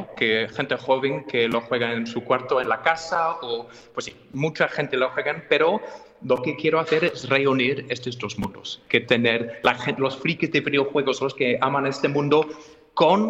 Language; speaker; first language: Spanish; non-native, fluent; English